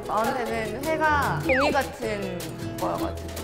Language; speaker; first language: Korean; non-native, fluent; Mongolian